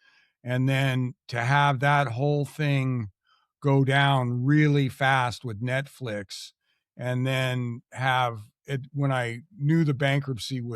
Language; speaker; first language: English; native; English